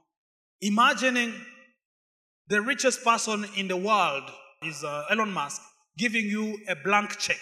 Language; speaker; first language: English; non-native, fluent; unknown